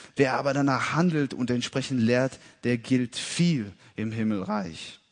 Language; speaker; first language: German; early bilingual, heritage; German